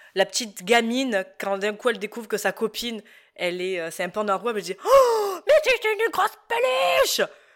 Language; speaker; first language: French; native; French